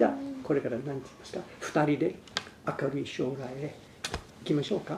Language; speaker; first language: Japanese; non-native, fluent; English